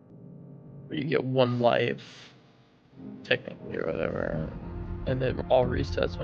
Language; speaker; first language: English; native; English